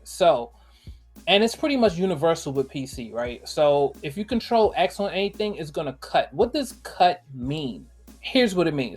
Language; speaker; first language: English; native; English